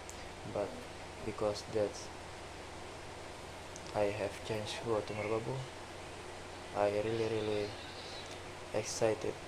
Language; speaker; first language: English; non-native, learner; Indonesian